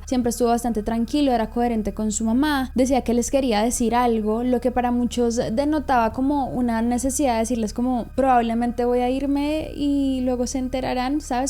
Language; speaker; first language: Spanish; native; Spanish